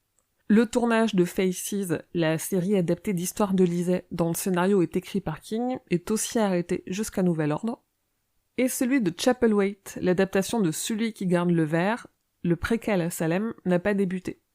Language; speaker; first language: French; native; French